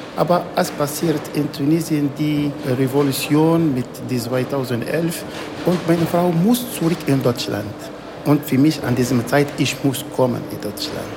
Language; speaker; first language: German; non-native, learner; Arabic